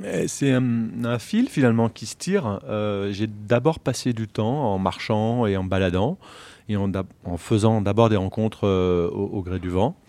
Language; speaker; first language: French; native; French